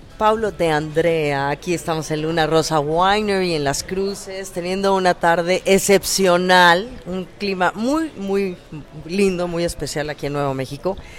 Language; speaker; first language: Spanish; native; Spanish